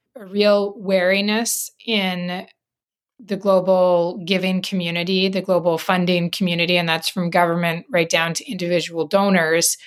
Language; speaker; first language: English; native; English